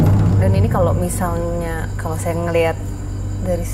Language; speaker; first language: Indonesian; native; Indonesian